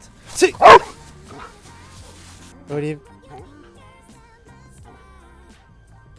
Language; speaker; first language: French; native; French